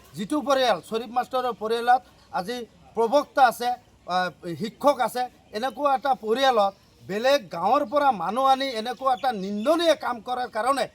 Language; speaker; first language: Assamese; non-native, local second language; Bangla